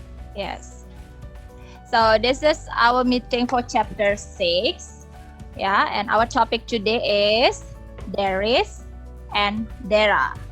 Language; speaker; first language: English; non-native, fluent; Indonesian